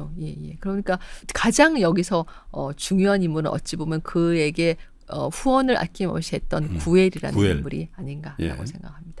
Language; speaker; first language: Korean; native; Korean